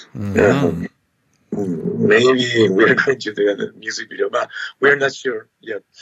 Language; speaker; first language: English; non-native, learner; Spanish